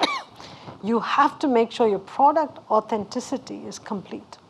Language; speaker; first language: English; non-native, local second language; Tamil